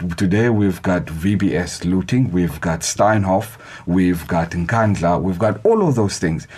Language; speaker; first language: English; non-native, local second language; Xhosa